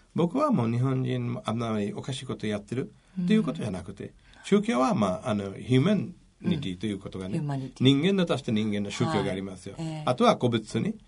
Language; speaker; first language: Japanese; non-native, fluent; Bangla